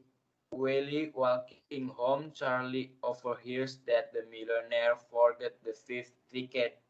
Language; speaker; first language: English; non-native, learner; Indonesian